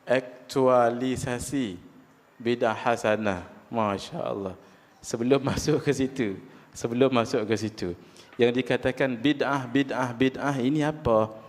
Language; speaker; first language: Malay; native; Malay